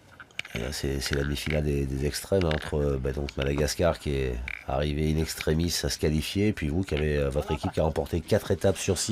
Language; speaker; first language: French; native; French